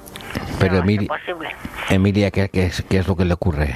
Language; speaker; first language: Spanish; native; Spanish